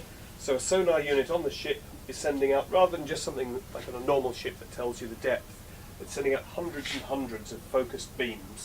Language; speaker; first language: English; native; English